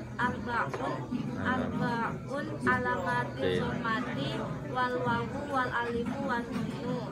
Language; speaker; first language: Arabic; non-native, learner; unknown